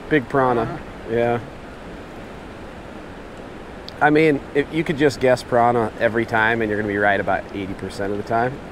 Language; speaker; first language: English; native; English